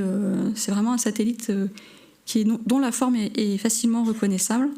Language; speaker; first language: French; native; French